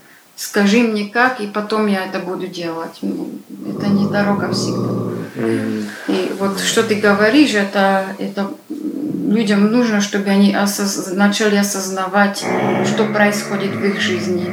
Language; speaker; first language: Russian; non-native, learner; Slovak